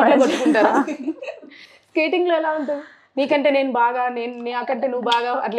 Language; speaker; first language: Telugu; native; Telugu